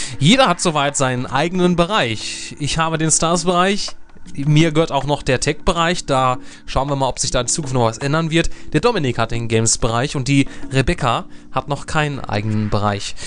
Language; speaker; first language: German; native; German